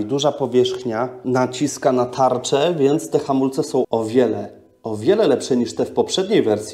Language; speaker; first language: Polish; native; Polish